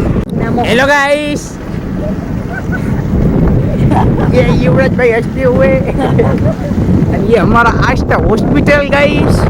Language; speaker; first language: Hindi; non-native, local second language; Gujarati